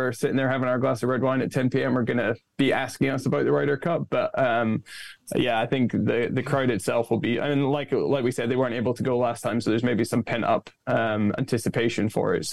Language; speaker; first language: English; native; English